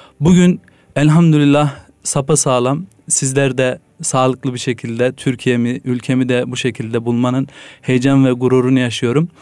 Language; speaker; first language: Turkish; native; Turkish